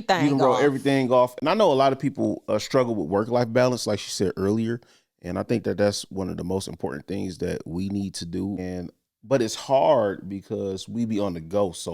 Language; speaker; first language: English; native; English